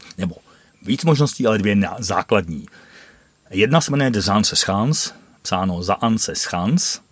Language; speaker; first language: Czech; non-native, fluent; Dutch